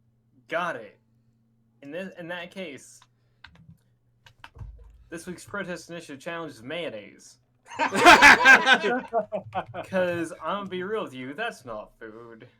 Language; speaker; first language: English; native; English